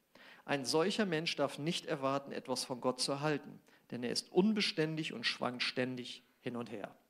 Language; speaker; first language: German; native; German